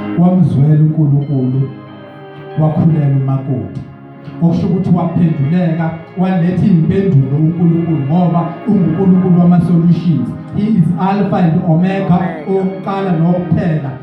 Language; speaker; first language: Zulu; native; Zulu